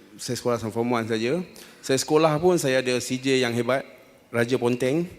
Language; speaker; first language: Malay; native; Malay